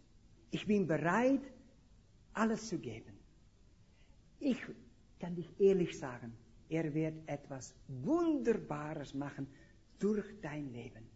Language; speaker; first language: German; non-native, fluent; Dutch